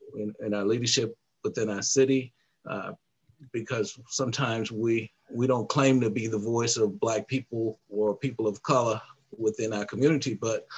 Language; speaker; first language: English; native; English